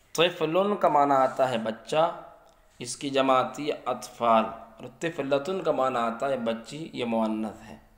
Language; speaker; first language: Urdu; native; Urdu